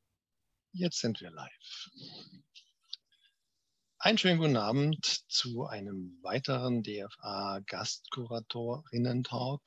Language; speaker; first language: German; native; German